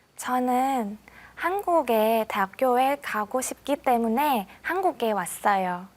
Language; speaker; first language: Korean; non-native, learner; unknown